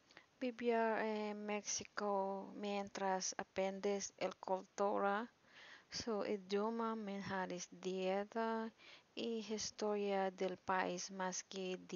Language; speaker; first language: Spanish; non-native, learner; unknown